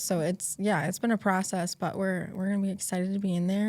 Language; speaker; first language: English; native; English